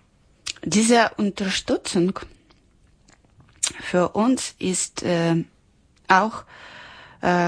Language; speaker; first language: German; non-native, learner; Ukrainian